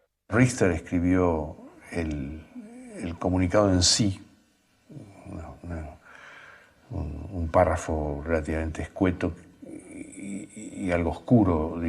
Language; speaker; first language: Spanish; native; Spanish